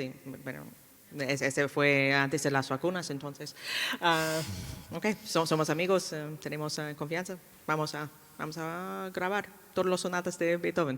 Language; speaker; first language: Spanish; non-native, fluent; English